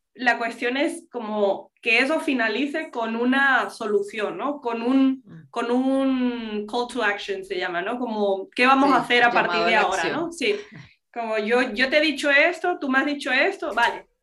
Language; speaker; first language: Spanish; non-native, local second language; English